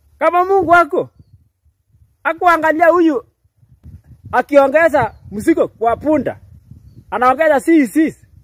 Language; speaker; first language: Swahili; non-native, local second language; Kalenjin